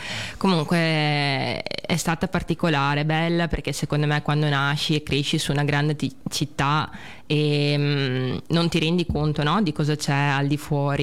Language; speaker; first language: Italian; early bilingual, other home language; Russian